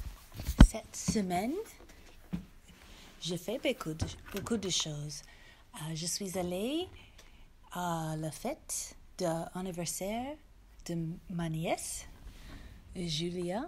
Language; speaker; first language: French; non-native, learner; English